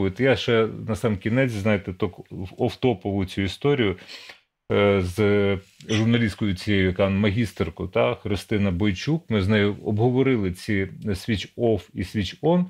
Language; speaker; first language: Ukrainian; native; Ukrainian